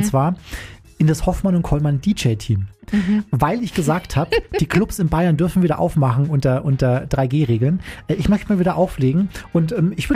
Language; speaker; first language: German; native; German